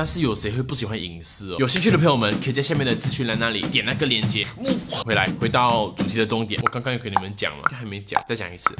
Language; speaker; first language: Chinese; native; Chinese